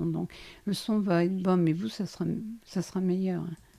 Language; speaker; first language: French; native; French